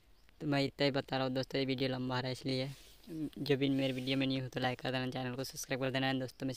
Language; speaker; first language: Hindi; native; Hindi